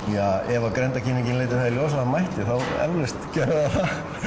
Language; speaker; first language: Icelandic; native; Icelandic